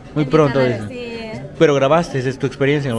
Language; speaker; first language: Spanish; native; Spanish